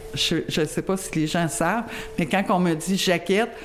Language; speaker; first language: French; native; French